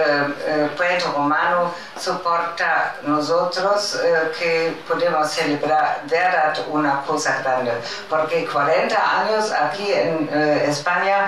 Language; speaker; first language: Spanish; non-native, learner; German